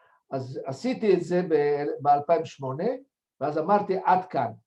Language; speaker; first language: Hebrew; non-native, fluent; French